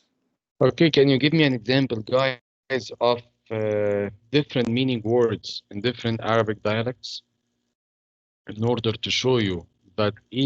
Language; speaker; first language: English; non-native, fluent; Arabic